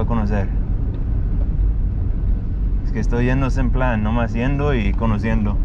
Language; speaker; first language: Spanish; non-native, fluent; English